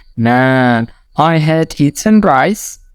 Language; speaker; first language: English; non-native, fluent; Indonesian